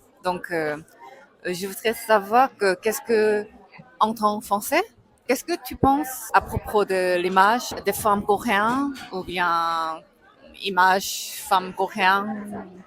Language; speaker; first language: French; non-native, learner; Korean